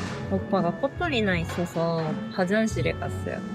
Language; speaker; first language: Korean; non-native, fluent; Japanese